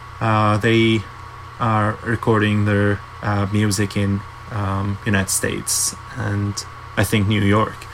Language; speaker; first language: English; non-native, fluent; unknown